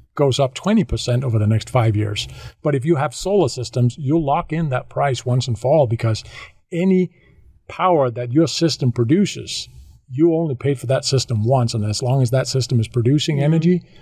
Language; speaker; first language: English; non-native, fluent; Danish